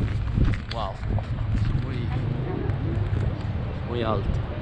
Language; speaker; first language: Spanish; non-native, learner; Swedish